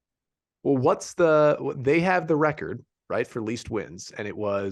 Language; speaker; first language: English; native; English